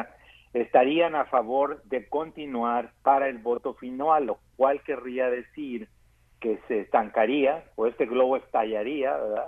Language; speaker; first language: Spanish; native; Spanish